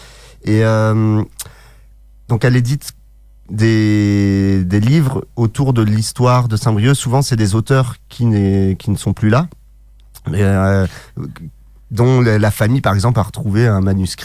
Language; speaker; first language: French; native; French